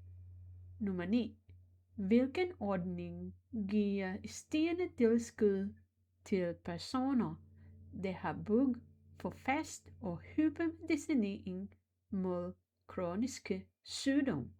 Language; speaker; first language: Danish; non-native, fluent; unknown